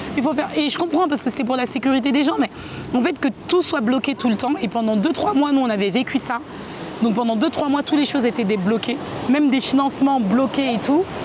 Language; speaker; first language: French; native; French